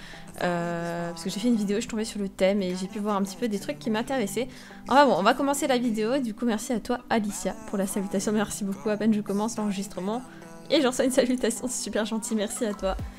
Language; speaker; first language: French; native; French